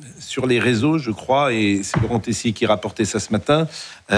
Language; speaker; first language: French; native; French